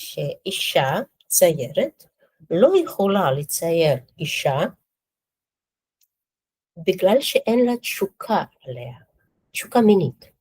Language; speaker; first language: Hebrew; non-native, fluent; Russian